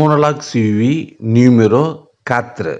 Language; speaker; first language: French; non-native, learner; Tamil